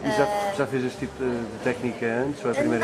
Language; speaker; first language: Portuguese; native; Portuguese